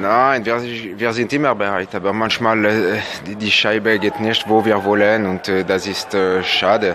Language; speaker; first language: German; non-native, local second language; French